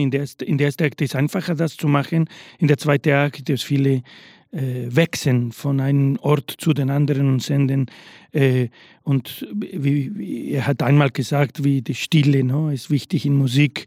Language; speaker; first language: German; non-native, learner; Spanish